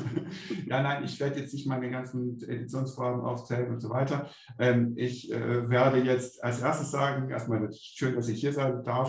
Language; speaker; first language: German; native; German